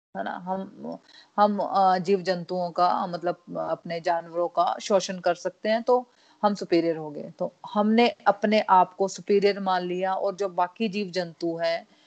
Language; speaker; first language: Hindi; non-native, local second language; Punjabi